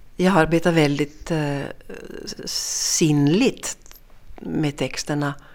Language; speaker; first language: Swedish; native; Swedish